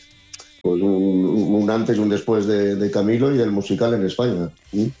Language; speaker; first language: Spanish; native; Spanish